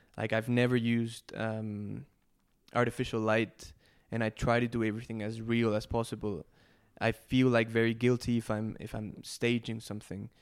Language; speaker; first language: English; non-native, fluent; Spanish